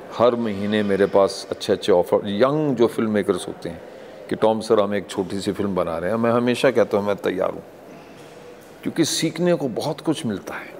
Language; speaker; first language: Hindi; non-native, local second language; English